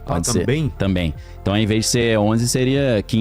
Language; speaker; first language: Portuguese; native; Portuguese